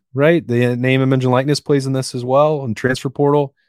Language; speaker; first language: English; native; English